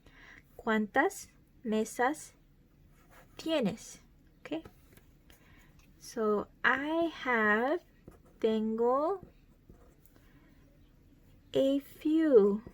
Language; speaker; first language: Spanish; early bilingual, heritage; Spanish